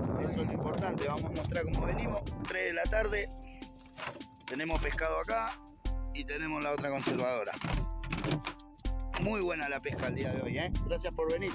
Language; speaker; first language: Spanish; native; Spanish